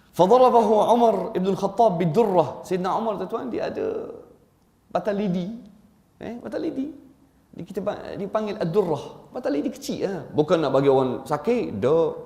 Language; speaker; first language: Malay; non-native, fluent; Arabic